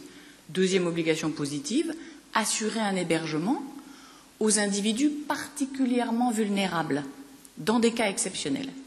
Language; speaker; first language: French; native; French